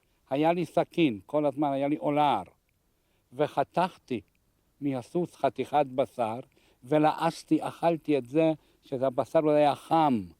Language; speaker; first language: Hebrew; non-native, fluent; Hungarian